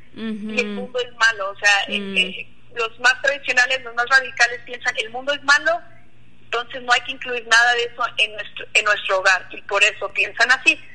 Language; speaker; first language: Spanish; non-native, local second language; Plautdietsch